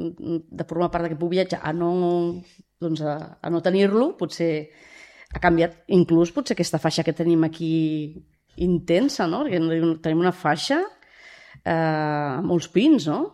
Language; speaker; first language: Catalan; native; Catalan